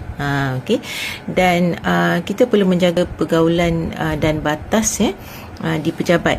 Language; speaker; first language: Malay; native; Malay